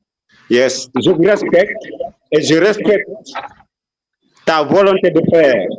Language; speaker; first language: French; non-native, local second language; Wolof